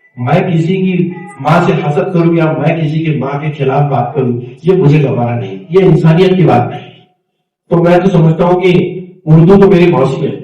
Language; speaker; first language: Urdu; non-native, local second language; Marathi